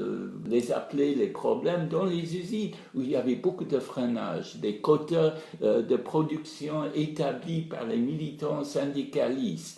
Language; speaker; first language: French; non-native, fluent; English